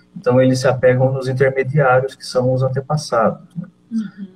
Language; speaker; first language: Portuguese; native; Portuguese